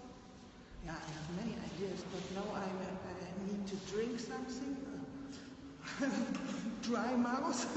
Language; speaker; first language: English; non-native, learner; German